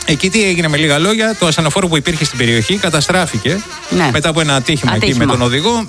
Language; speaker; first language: Greek; native; Greek